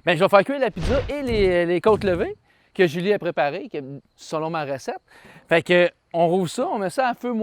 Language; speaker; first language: French; native; French